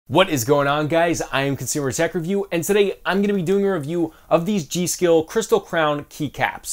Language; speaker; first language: English; native; English